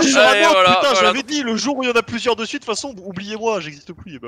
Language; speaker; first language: French; native; French